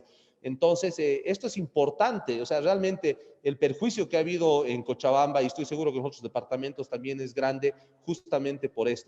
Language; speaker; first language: Spanish; native; Spanish